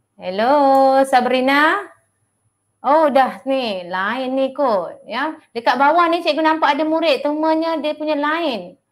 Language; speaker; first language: Malay; native; Malay